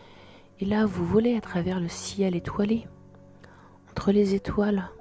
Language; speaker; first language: French; native; French